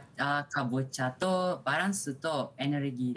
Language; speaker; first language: Japanese; non-native, learner; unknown